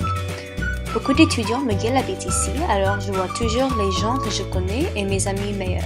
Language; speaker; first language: French; non-native, learner; English